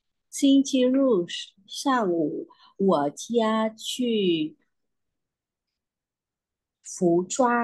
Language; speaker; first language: Chinese; non-native, learner; Vietnamese